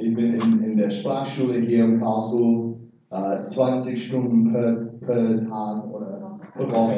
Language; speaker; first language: German; non-native, learner; English